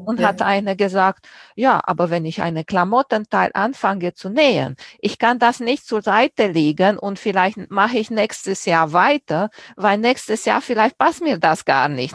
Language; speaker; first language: German; non-native, fluent; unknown